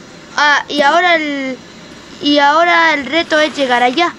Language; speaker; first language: Spanish; native; Spanish